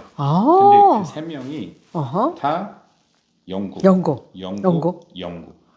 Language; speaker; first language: Korean; non-native, fluent; English